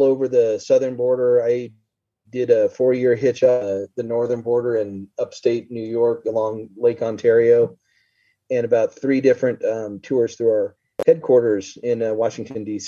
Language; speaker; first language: English; native; English